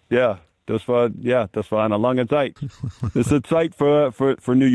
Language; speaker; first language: German; non-native, learner; English